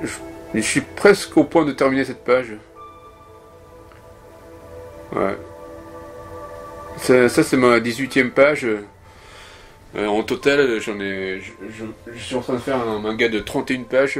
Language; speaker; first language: French; non-native, fluent; Japanese